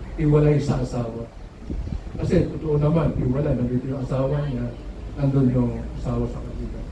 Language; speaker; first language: Filipino; native; Filipino